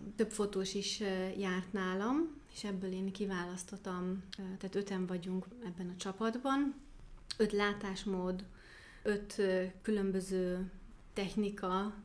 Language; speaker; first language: Hungarian; non-native, fluent; German